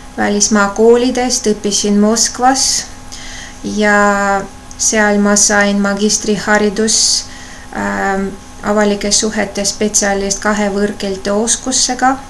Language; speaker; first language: Estonian; non-native, local second language; Russian